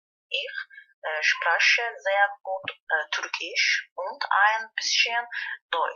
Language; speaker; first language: German; non-native, learner; Azerbaijani